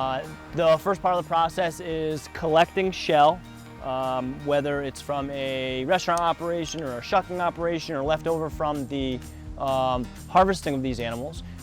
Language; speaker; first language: English; native; English